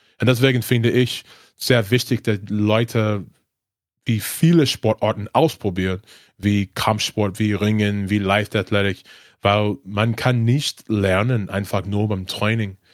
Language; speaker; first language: German; non-native, learner; English